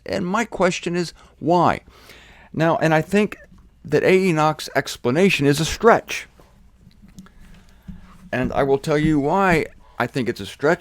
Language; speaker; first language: English; native; English